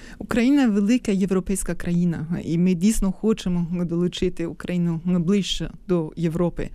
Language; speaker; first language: Ukrainian; non-native, fluent; German